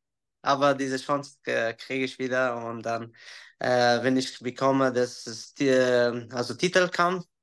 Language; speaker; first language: German; non-native, learner; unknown